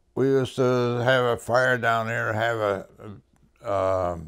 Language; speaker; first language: English; native; English